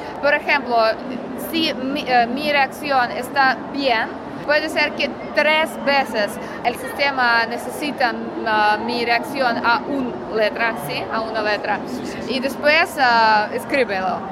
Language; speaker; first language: Spanish; non-native, learner; Russian